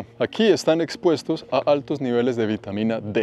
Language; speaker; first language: Spanish; native; Spanish